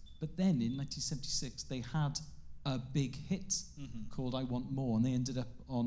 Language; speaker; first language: English; non-native, local second language; Welsh